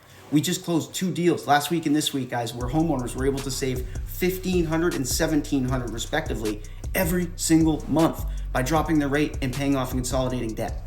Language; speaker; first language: English; native; English